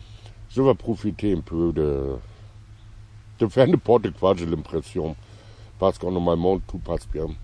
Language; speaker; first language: French; non-native, fluent; German